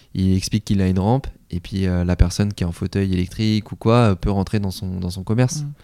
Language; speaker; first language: French; native; French